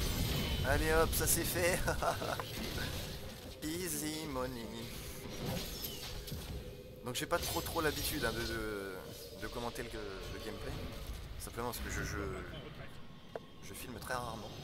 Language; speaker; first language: French; native; French